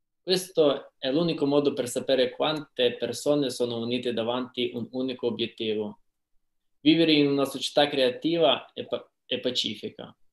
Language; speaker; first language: Italian; non-native, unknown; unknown